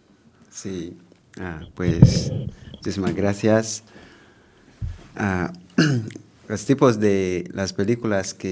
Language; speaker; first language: Spanish; non-native, learner; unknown